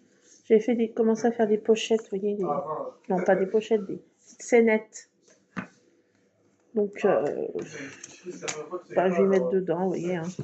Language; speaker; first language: French; native; French